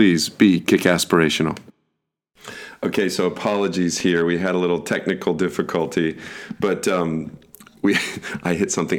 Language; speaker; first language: English; native; English